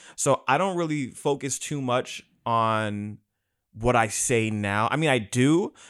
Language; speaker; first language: English; native; English